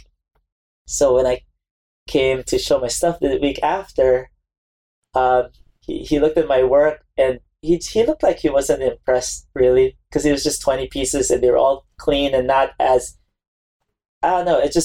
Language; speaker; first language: English; non-native, local second language; Filipino